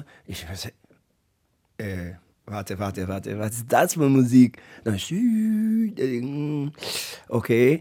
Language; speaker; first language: German; non-native, learner; Portuguese